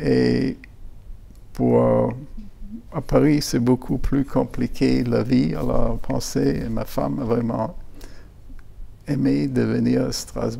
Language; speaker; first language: French; non-native, fluent; German